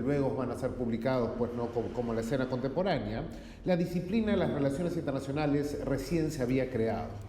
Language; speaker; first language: Spanish; native; Spanish